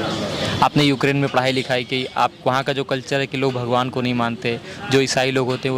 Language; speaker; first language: Hindi; native; Hindi